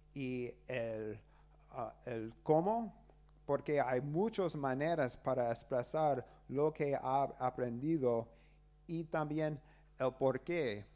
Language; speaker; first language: Spanish; non-native, learner; English